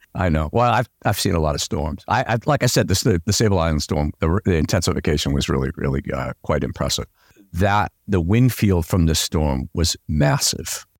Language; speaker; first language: English; native; English